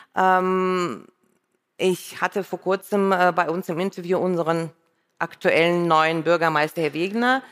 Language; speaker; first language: German; non-native, fluent; Russian